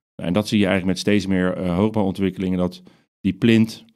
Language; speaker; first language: Dutch; native; Dutch